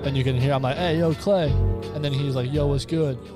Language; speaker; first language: English; native; English